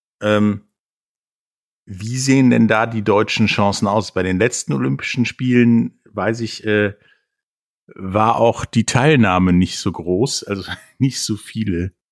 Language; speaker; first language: German; native; German